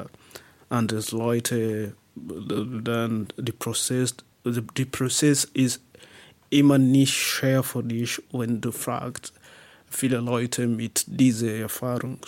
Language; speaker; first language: German; non-native, learner; English